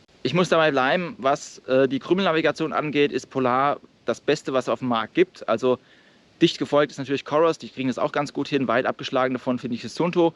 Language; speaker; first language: German; native; German